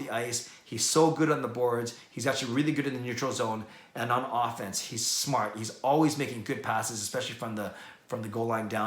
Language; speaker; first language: English; native; English